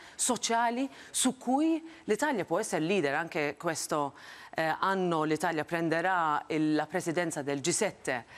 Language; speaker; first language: Italian; non-native, fluent; Maltese